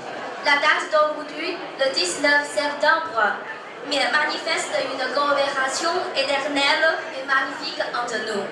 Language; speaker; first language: French; non-native, learner; Chinese